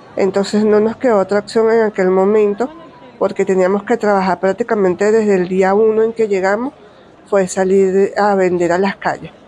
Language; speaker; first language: Spanish; native; Spanish